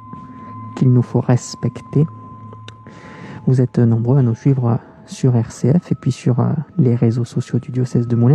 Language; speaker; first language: French; native; French